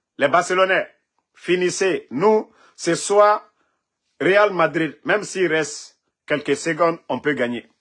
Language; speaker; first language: French; non-native, local second language; Mandingo